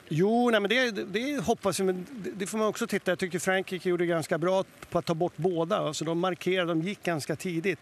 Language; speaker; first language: Swedish; native; Swedish